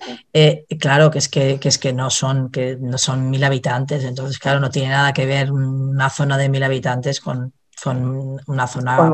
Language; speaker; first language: Spanish; native; Spanish